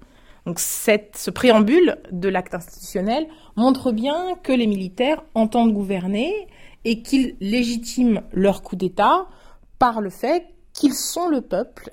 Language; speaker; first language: French; native; French